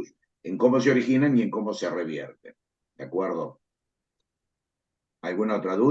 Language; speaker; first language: Spanish; native; Spanish